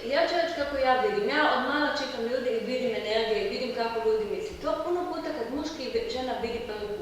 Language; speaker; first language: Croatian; non-native, learner; Hebrew